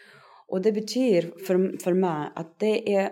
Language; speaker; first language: Norwegian; non-native, fluent; Russian